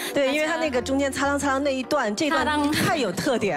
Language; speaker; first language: Chinese; native; Chinese